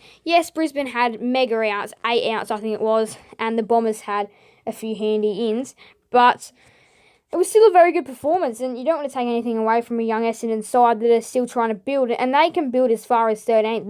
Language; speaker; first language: English; native; English